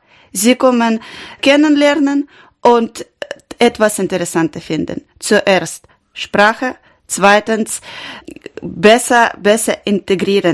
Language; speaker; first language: German; non-native, learner; Ukrainian